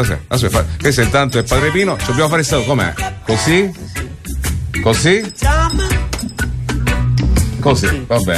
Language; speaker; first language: Italian; native; Italian